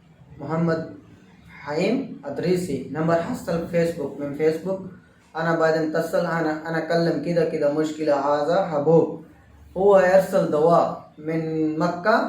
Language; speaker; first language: Arabic; non-native, learner; Urdu